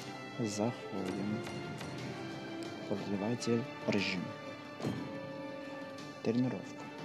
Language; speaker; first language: Russian; non-native, local second language; Uzbek